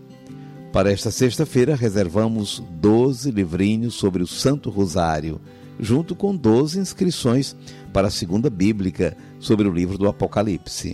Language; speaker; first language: Portuguese; native; Portuguese